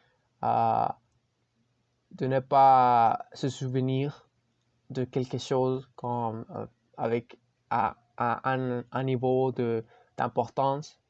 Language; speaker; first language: French; non-native, learner; Spanish